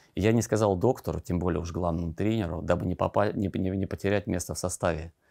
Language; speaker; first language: Russian; native; Russian